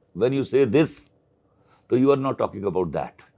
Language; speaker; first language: English; non-native, local second language; Urdu